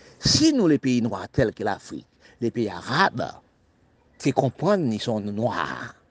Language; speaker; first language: French; non-native, local second language; Haitian Creole